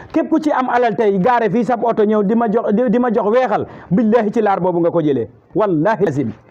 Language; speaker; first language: Wolof; native; Wolof